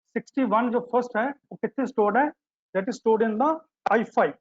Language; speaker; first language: Hindi; non-native, local second language; Punjabi